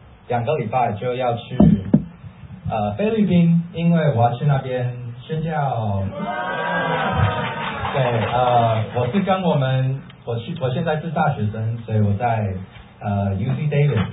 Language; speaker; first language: Chinese; early bilingual, heritage; Chinese